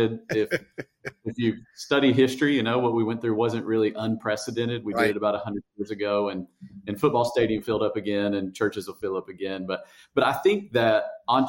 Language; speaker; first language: English; native; English